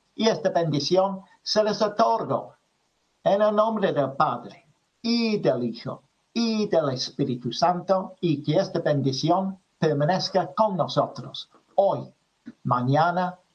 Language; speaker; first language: Spanish; non-native, fluent; English